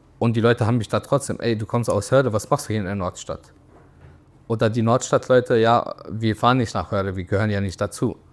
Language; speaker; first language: German; early bilingual, other home language; Arabic